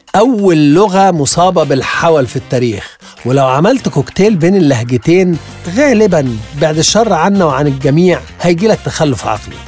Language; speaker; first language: Arabic; native; Arabic